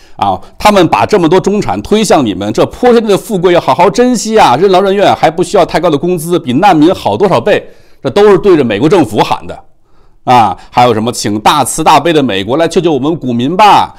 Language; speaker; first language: Chinese; native; Chinese